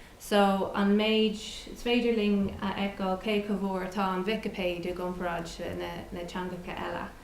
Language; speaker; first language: Irish; non-native, local second language; English